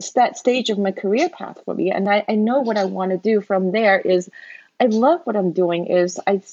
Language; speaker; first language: English; non-native, fluent; Chinese